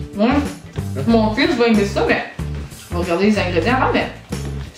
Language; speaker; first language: French; native; French